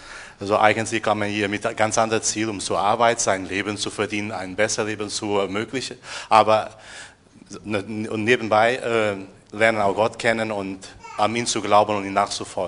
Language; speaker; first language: German; non-native, fluent; Portuguese